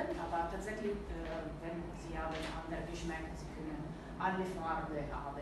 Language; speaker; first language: German; non-native, learner; Italian